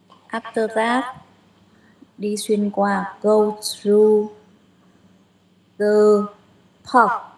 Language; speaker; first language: English; non-native, learner; Vietnamese